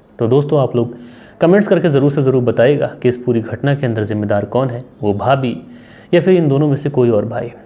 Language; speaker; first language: Hindi; native; Hindi